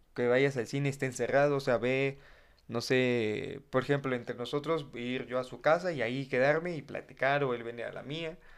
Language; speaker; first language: Spanish; native; Spanish